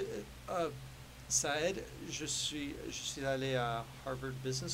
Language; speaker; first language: French; early bilingual, heritage; French